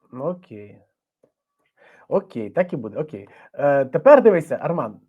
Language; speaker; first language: Ukrainian; native; Ukrainian